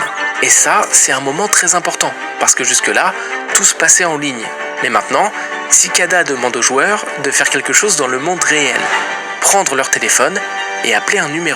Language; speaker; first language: French; native; French